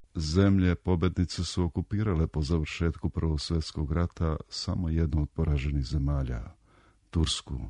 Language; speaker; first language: Serbian; native; Serbian